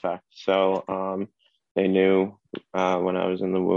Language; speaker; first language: English; native; English